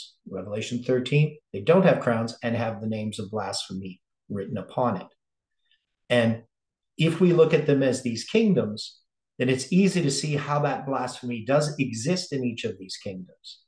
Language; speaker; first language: English; native; English